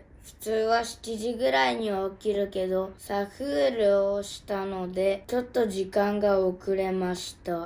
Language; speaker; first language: Japanese; early bilingual, other home language; Uyghur